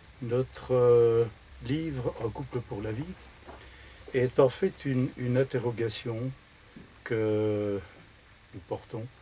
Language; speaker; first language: French; native; French